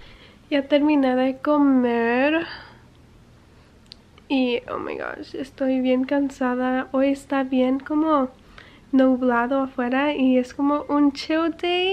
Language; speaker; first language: Spanish; early bilingual, heritage; English